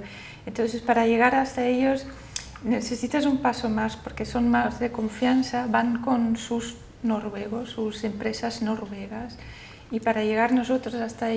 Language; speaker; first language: Spanish; non-native, fluent; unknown